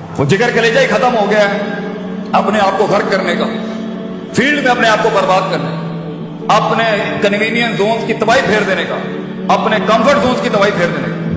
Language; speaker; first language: Urdu; non-native, local second language; Punjabi